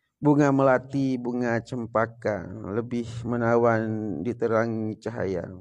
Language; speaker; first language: Indonesian; non-native, local second language; Sasak